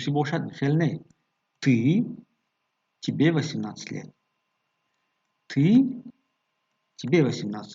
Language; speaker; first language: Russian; non-native, local second language; Tajik